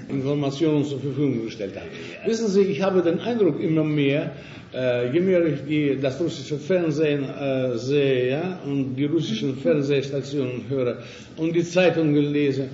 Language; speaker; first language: German; non-native, fluent; Russian